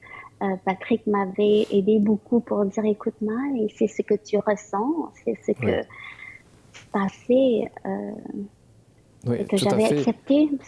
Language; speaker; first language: French; early bilingual, other home language; Vietnamese